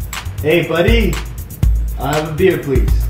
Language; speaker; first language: English; native; English